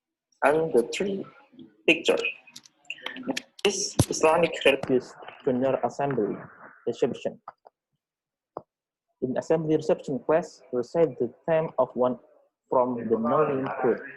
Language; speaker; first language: English; non-native, learner; Indonesian